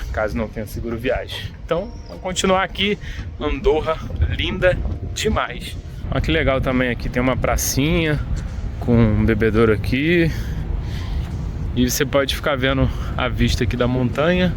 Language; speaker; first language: Portuguese; native; Portuguese